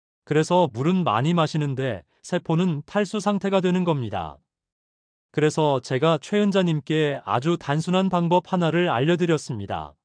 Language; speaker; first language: Korean; native; Korean